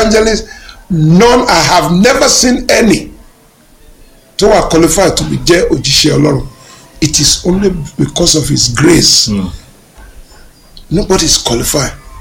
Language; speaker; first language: English; non-native, local second language; Yoruba